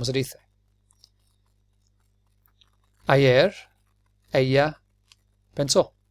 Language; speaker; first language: Spanish; non-native, fluent; English